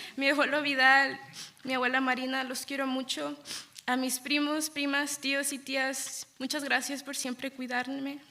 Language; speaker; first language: Spanish; early bilingual, heritage; Spanish